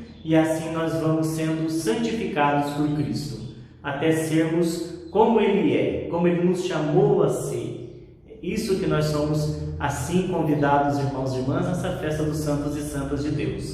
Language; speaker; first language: Portuguese; native; Portuguese